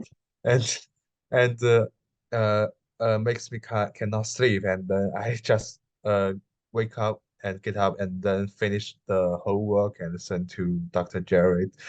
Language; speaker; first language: English; non-native, learner; Chinese